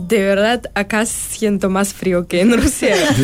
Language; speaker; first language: Spanish; early bilingual, other home language; Russian